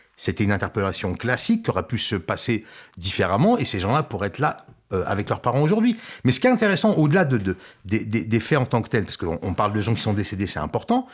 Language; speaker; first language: French; early bilingual, other home language; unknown